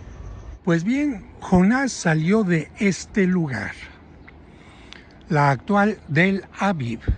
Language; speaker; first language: Spanish; native; Spanish